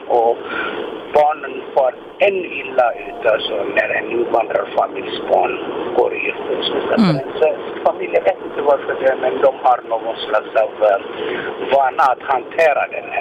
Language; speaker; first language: Swedish; non-native, fluent; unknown